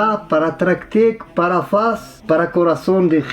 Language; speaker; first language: Spanish; non-native, learner; Arabic